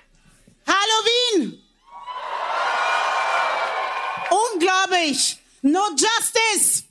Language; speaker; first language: German; early bilingual, other home language; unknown